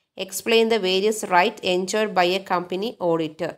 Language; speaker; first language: English; non-native, local second language; Malayalam